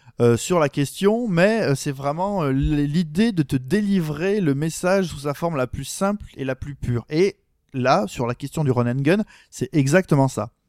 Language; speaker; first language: French; native; French